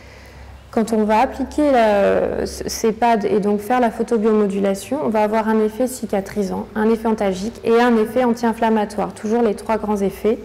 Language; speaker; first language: French; native; French